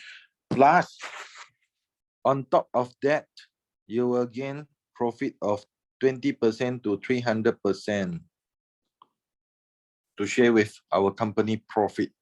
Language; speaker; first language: English; non-native, fluent; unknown